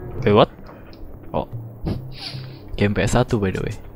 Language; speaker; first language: English; non-native, learner; Indonesian